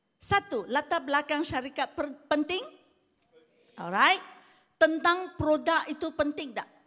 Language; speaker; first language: Malay; non-native, local second language; Chinese